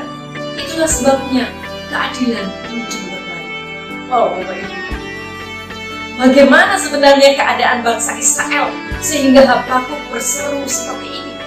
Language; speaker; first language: Indonesian; native; Indonesian